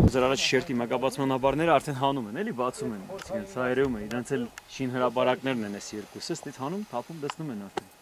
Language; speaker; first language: Armenian; native; Armenian